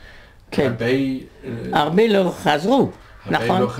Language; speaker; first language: Hebrew; non-native, fluent; French